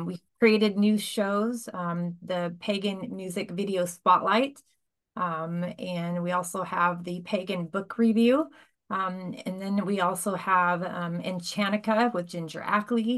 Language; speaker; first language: English; native; English